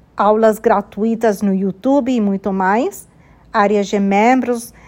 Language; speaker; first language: Portuguese; non-native, fluent; English